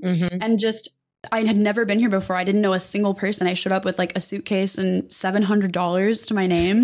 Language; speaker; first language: English; native; English